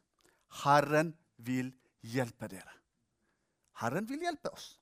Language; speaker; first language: Norwegian; non-native, fluent; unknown